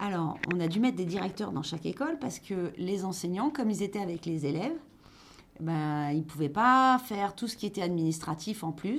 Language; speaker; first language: French; native; French